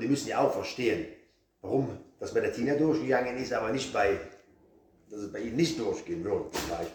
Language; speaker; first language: German; native; German